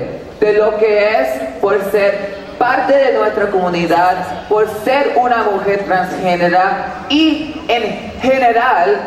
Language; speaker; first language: Spanish; early bilingual, heritage; Spanish